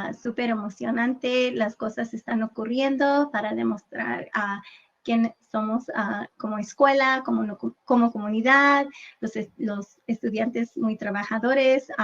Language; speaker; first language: Spanish; early bilingual, heritage; English